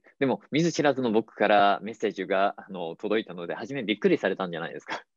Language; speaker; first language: Japanese; native; Japanese